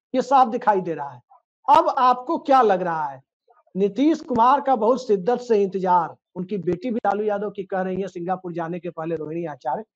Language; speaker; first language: Hindi; native; Hindi